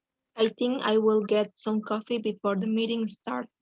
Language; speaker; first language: English; non-native, learner; Spanish